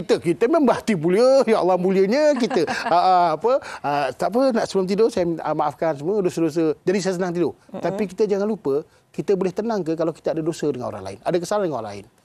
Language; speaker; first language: Malay; native; Malay